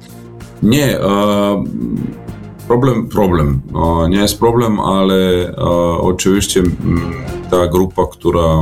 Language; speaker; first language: Polish; non-native, fluent; Serbian